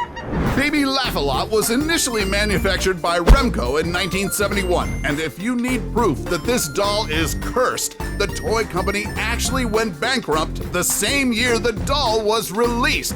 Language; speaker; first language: English; native; English